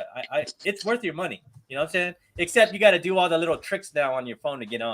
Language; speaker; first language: English; native; English